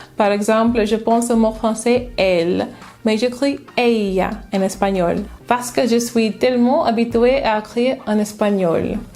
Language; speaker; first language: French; non-native, learner; English